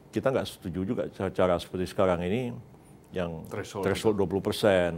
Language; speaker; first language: Indonesian; native; Indonesian